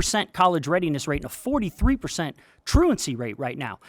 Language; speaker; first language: English; native; English